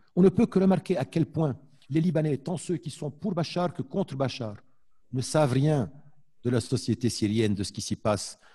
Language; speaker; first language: French; non-native, local second language; Arabic